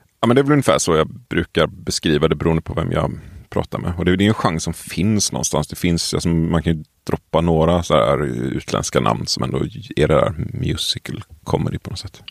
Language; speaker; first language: Swedish; native; Swedish